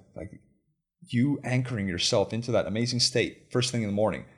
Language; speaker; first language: English; non-native, fluent; Lithuanian